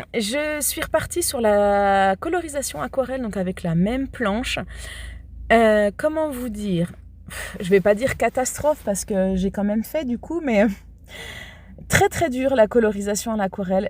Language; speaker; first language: French; native; French